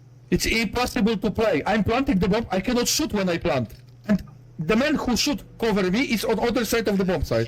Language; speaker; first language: English; non-native, learner; Polish